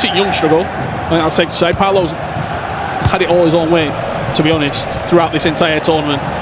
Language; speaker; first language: English; native; English